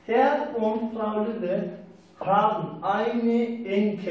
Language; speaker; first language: German; non-native, fluent; Turkish